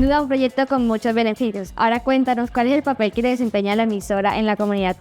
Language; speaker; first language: Spanish; native; Spanish